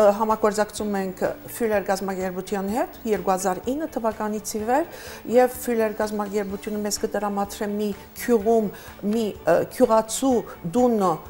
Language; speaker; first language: Armenian; early bilingual, heritage; Armenian